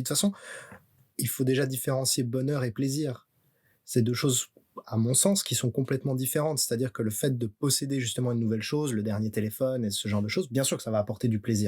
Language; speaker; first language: French; native; French